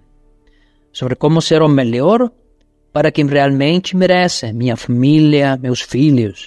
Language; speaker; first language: Portuguese; non-native, fluent; Spanish